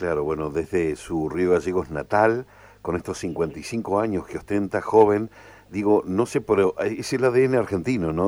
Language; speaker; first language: Spanish; native; Spanish